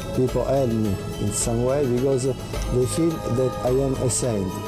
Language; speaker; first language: English; non-native, learner; Italian